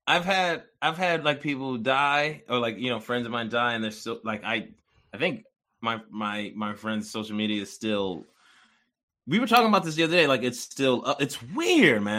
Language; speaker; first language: English; early bilingual, other home language; Yoruba